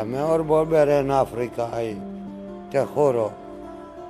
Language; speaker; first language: Spanish; non-native, learner; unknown